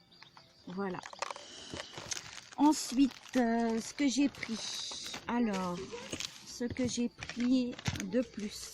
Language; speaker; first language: French; native; French